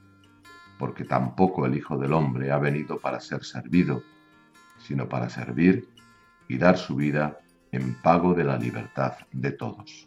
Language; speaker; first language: Spanish; native; Spanish